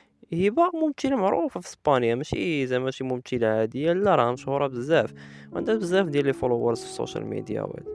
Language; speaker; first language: Arabic; native; Arabic